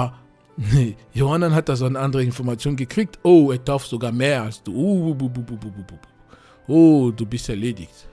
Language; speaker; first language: German; non-native, fluent; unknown